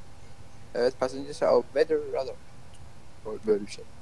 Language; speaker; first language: Turkish; early bilingual, heritage; Turkish